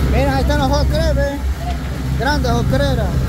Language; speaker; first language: Spanish; native; Spanish